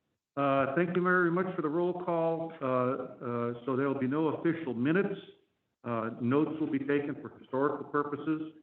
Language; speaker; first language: English; native; English